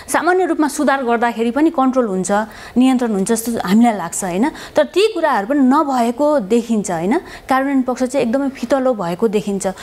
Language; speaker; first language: Nepali; native; Nepali